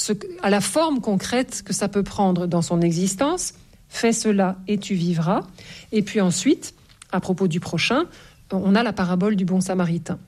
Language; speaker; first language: French; native; French